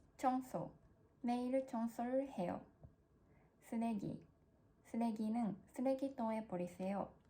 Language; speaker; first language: Korean; non-native, learner; Japanese